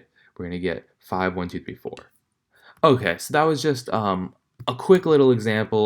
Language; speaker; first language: English; native; English